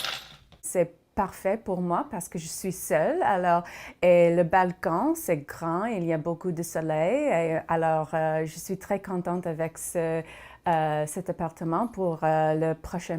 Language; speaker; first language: French; non-native, local second language; English